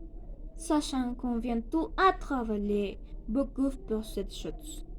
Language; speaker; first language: French; non-native, learner; Spanish